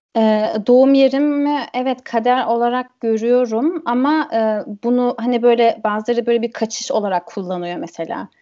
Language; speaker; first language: Turkish; early bilingual, heritage; Turkish